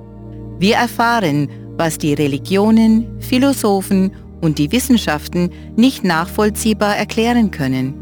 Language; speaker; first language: German; native; German